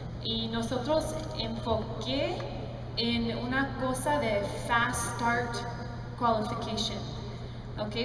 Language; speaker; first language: Spanish; non-native, learner; English